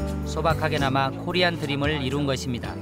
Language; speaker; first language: Korean; native; Korean